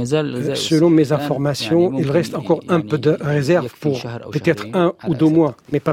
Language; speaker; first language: French; non-native, fluent; Arabic